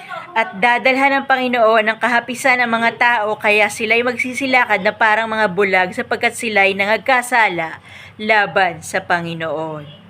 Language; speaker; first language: Filipino; native; Filipino